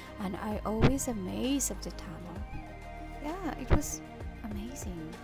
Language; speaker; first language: English; non-native, local second language; Filipino